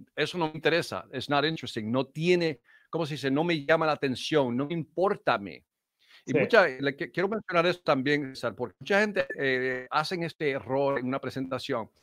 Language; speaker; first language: Spanish; early bilingual, heritage; Spanish